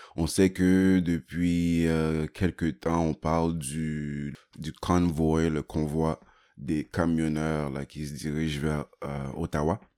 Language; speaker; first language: French; native; French